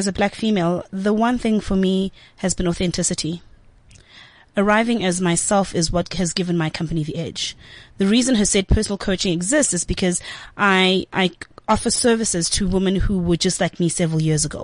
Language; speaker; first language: English; non-native, local second language; Zulu